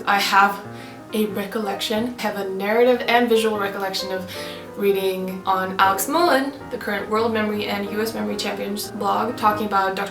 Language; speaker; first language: English; non-native, fluent; Swedish